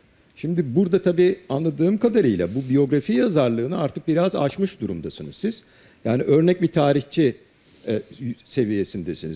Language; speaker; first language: Turkish; native; Turkish